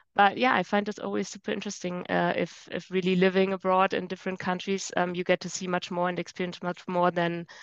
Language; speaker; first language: English; non-native, fluent; German